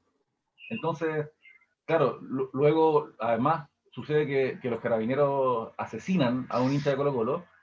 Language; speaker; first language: Spanish; native; Spanish